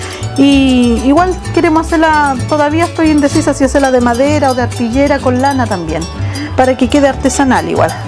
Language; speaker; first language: Spanish; native; Spanish